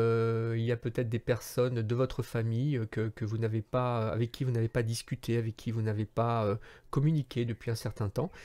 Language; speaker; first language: French; native; French